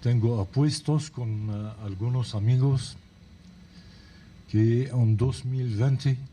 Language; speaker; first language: Spanish; non-native, fluent; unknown